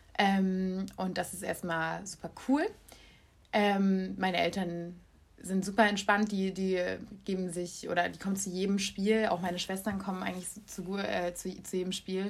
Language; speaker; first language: German; native; German